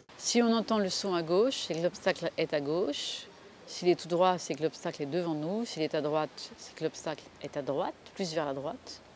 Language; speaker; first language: French; native; French